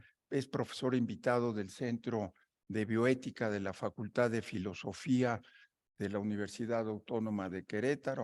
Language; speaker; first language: Spanish; native; Spanish